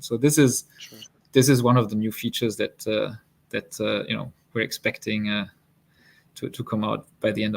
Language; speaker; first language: English; non-native, fluent; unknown